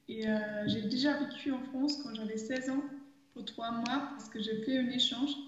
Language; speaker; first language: French; non-native, fluent; German